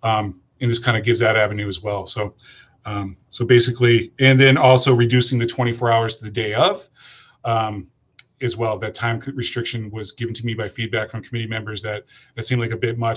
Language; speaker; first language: English; native; English